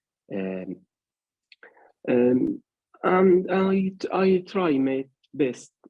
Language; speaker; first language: English; non-native, learner; Arabic